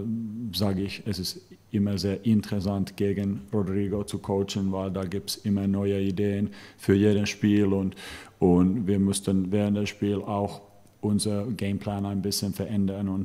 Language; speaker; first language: German; non-native, fluent; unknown